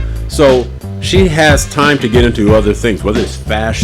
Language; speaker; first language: English; native; English